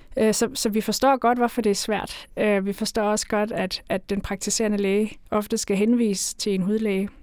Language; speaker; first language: Danish; native; Danish